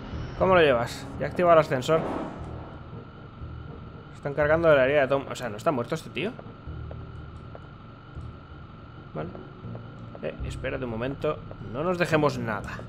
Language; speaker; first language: Spanish; native; Spanish